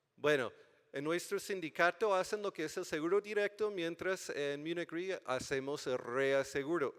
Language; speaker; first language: Spanish; non-native, fluent; English